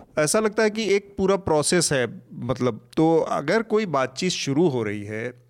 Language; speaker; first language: Hindi; native; Hindi